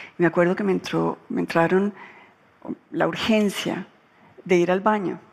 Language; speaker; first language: Spanish; native; Spanish